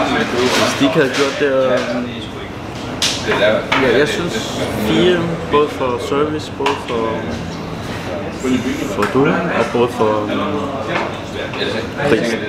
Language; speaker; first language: Danish; early bilingual, other home language; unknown